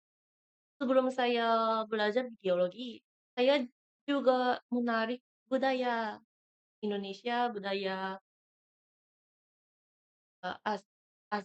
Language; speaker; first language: Indonesian; non-native, learner; Japanese